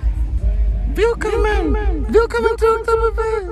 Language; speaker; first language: German; non-native, learner; English